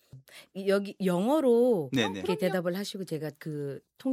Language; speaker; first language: Korean; non-native, fluent; Filipino